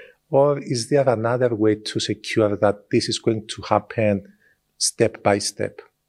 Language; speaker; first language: English; non-native, fluent; Greek